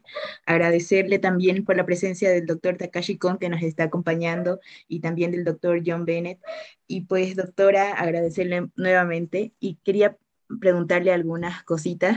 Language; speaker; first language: Spanish; native; Spanish